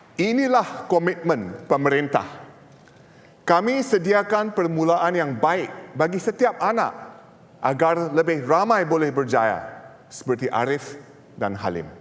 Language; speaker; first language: Malay; non-native, local second language; English